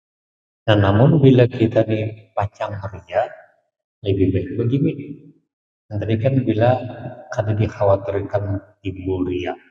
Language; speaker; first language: Indonesian; non-native, local second language; Banjar